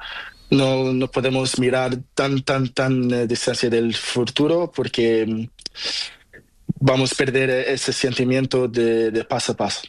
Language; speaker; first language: Spanish; non-native, learner; Portuguese